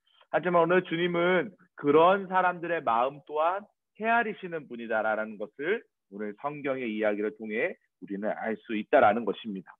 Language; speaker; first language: Korean; native; Korean